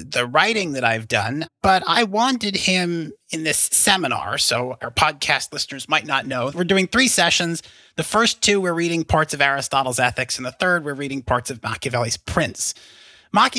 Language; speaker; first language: English; native; English